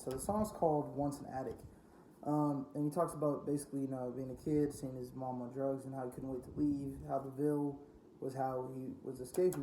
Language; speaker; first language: English; native; English